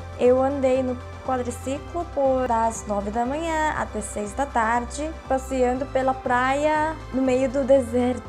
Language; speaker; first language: Portuguese; non-native, fluent; Korean